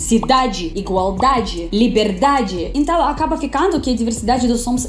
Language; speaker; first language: Portuguese; non-native, fluent; Russian